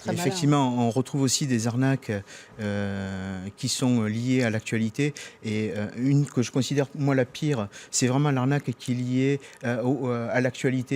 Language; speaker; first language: French; native; French